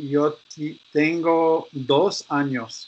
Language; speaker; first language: Spanish; non-native, learner; English